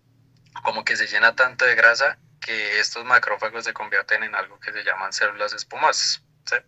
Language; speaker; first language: Spanish; native; Spanish